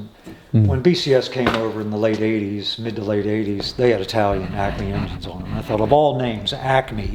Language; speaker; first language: English; native; English